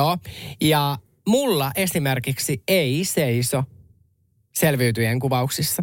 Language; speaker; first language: Finnish; native; Finnish